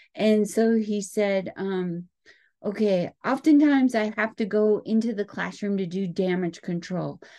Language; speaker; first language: English; native; English